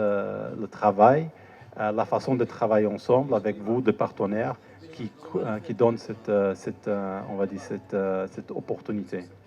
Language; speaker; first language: French; non-native, fluent; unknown